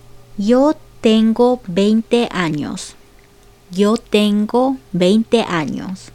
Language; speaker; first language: Spanish; non-native, fluent; Japanese